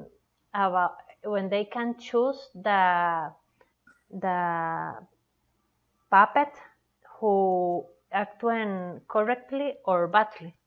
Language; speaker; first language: English; non-native, learner; Spanish